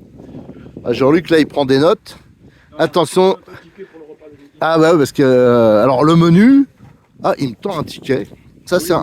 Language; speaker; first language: French; native; French